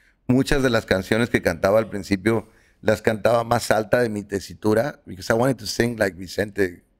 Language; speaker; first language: Spanish; native; Spanish